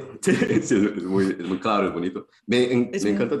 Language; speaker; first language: Spanish; non-native, fluent; Portuguese